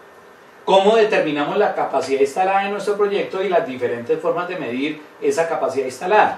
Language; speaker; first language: Spanish; native; Spanish